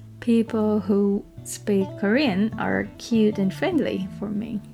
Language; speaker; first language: English; non-native, fluent; Japanese